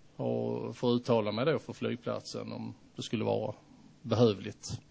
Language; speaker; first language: Swedish; native; Swedish